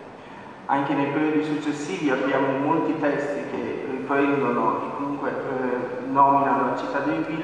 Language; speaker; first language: Italian; native; Italian